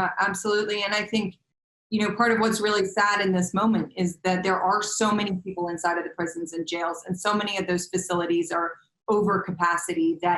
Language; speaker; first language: English; native; English